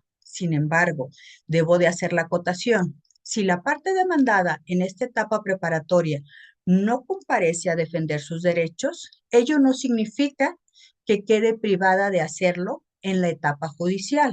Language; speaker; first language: Spanish; native; Spanish